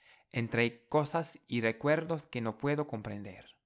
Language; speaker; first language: Spanish; non-native, fluent; English